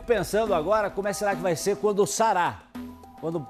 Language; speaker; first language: Portuguese; native; Portuguese